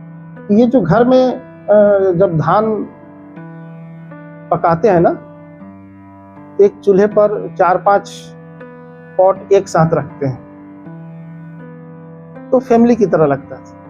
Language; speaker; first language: Hindi; native; Hindi